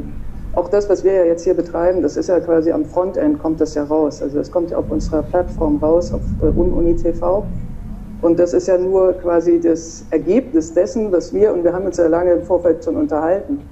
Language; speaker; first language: German; native; German